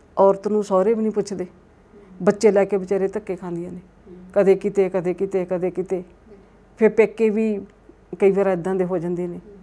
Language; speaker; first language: Punjabi; native; Punjabi